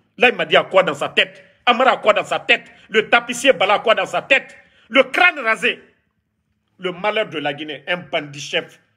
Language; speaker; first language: French; non-native, local second language; Mandingo